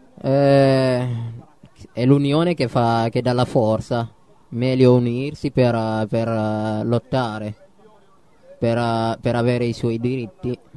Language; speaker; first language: Italian; non-native, fluent; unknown